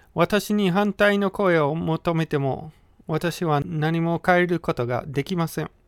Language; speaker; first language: Japanese; non-native, fluent; English